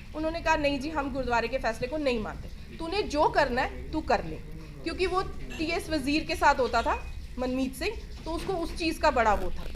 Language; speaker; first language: Hindi; non-native, local second language; Punjabi